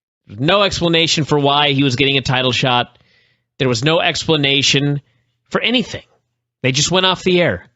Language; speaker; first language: English; native; English